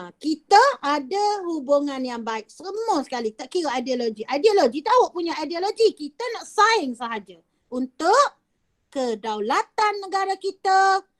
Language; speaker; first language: Malay; native; Malay